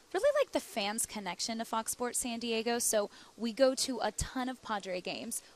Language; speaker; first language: English; native; English